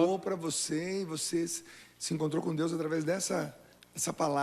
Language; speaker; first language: Portuguese; native; Portuguese